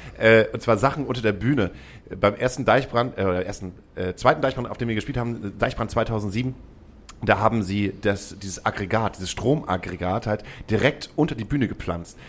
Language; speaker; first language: German; native; German